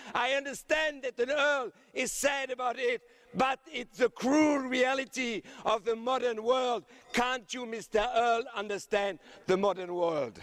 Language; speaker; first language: English; non-native, fluent; French